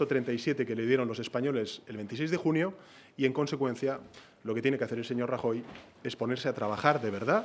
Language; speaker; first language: Spanish; native; Spanish